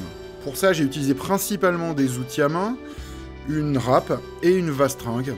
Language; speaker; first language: French; native; French